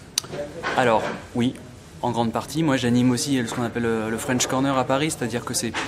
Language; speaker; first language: French; native; French